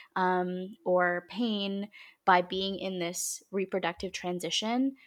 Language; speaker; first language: English; early bilingual, other home language; Filipino